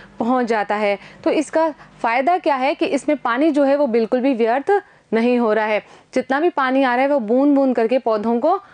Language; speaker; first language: Hindi; native; Hindi